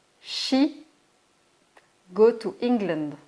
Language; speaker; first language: English; non-native, fluent; French